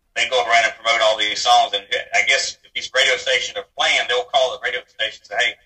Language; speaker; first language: English; native; English